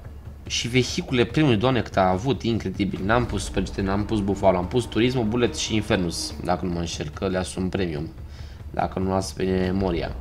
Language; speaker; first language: Romanian; native; Romanian